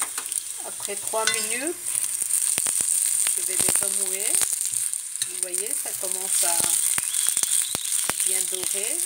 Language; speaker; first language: French; non-native, fluent; Hindi